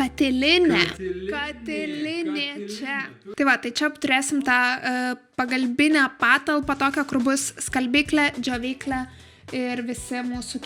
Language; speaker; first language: Lithuanian; native; Lithuanian